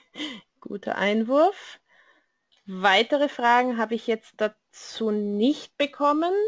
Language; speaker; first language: German; native; German